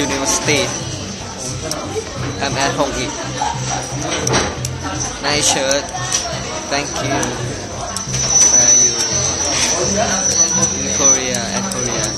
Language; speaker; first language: English; non-native, learner; Thai